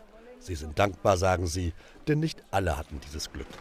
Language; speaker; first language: German; native; German